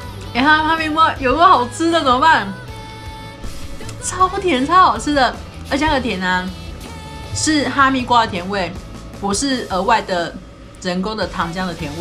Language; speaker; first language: Chinese; native; Chinese